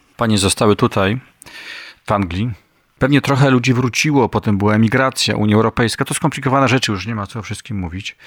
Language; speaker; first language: Polish; native; Polish